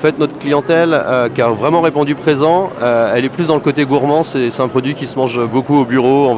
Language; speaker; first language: French; native; French